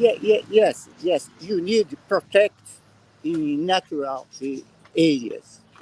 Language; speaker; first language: English; non-native, learner; Portuguese